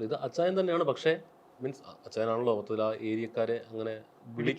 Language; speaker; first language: Malayalam; native; Malayalam